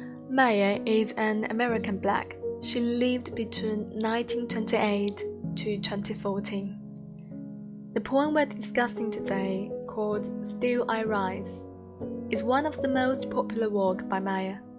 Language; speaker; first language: English; non-native, fluent; Chinese